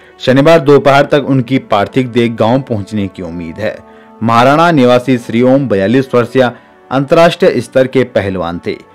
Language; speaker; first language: Hindi; native; Hindi